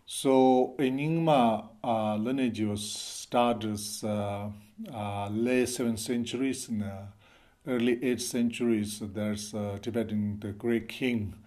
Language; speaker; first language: English; non-native, learner; Chinese